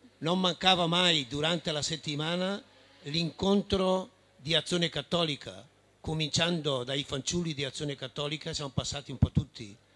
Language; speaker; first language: Italian; native; Italian